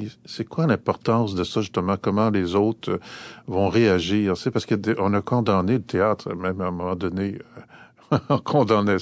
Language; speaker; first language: French; native; French